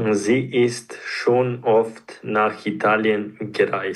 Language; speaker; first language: German; non-native, learner; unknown